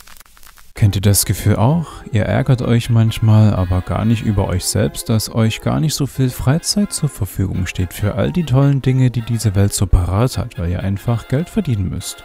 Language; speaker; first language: German; native; German